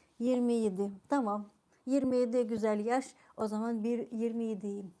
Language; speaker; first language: Turkish; non-native, fluent; Ukrainian